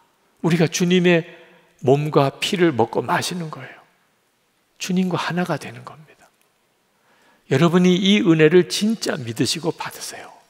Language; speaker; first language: Korean; native; Korean